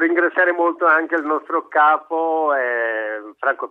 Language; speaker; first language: Italian; non-native, fluent; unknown